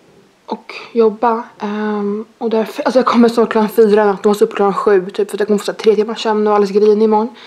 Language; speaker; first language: Swedish; native; Swedish